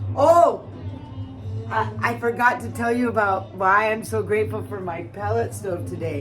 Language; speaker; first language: English; native; English